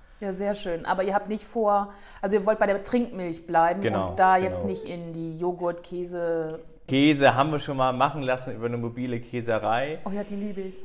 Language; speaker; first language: German; native; German